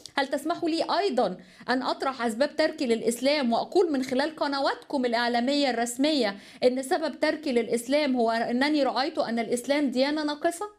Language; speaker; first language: Arabic; native; Arabic